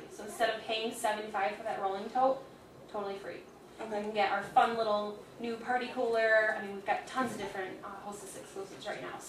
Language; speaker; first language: English; native; English